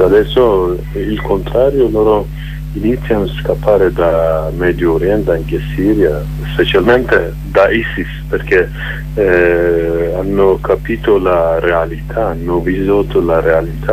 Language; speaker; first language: Italian; non-native, learner; Kurdish